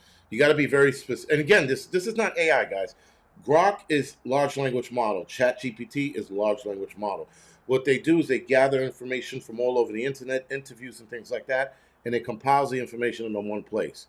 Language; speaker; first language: English; native; English